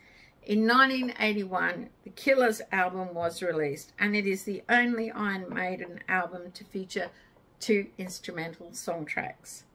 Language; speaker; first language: English; native; English